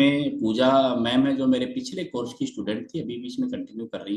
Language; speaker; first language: Hindi; native; Hindi